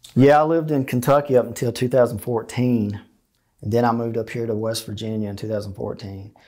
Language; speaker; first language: English; native; English